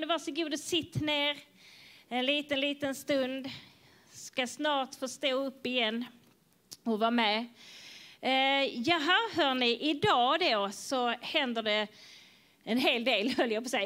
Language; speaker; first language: Swedish; native; Swedish